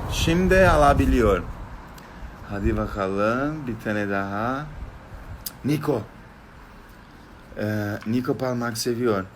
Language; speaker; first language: Turkish; non-native, learner; Portuguese